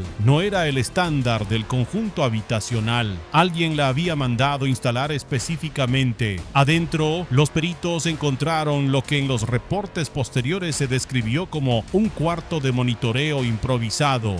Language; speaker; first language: Spanish; native; Spanish